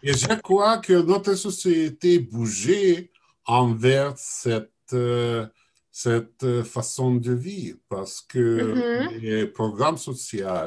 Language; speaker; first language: French; non-native, learner; Russian